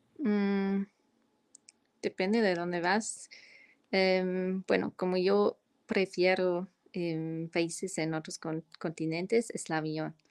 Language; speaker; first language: Spanish; non-native, fluent; German